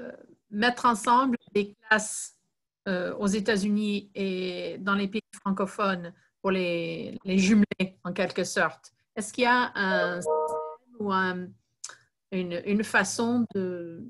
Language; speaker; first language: French; non-native, fluent; English